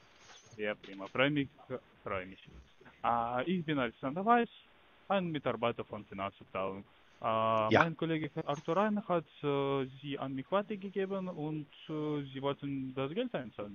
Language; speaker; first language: German; non-native, learner; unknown